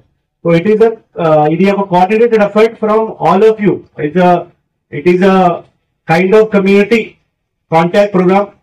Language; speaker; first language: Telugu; non-native, fluent; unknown